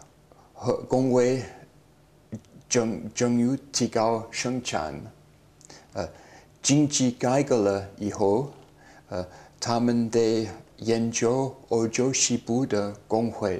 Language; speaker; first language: Chinese; non-native, learner; English